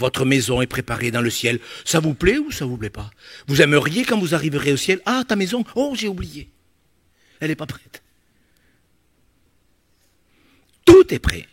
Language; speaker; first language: French; native; French